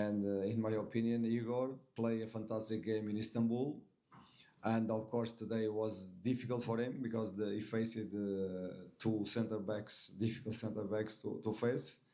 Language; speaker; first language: English; non-native, fluent; Portuguese